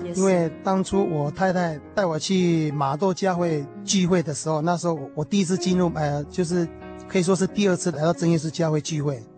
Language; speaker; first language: Chinese; native; Chinese